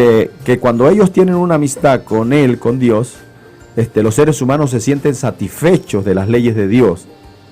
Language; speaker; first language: Spanish; native; Spanish